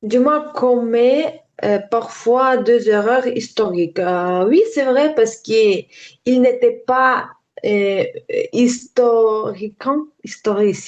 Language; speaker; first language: French; non-native, learner; Ukrainian